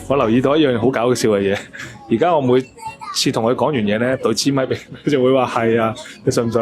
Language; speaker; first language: Cantonese; native; Cantonese